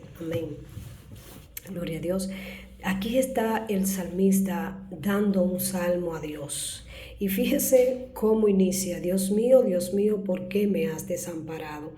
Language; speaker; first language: Spanish; native; Spanish